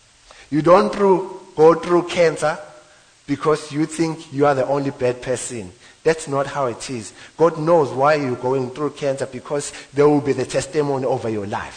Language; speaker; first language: English; non-native, local second language; Zulu